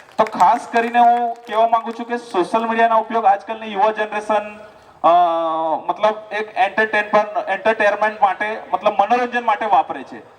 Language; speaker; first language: Gujarati; non-native, local second language; Rathawi